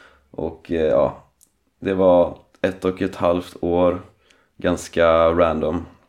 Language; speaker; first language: Swedish; native; Swedish